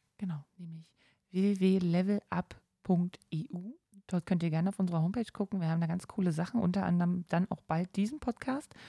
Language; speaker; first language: German; native; German